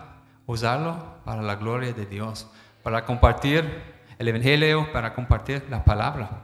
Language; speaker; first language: Spanish; non-native, fluent; English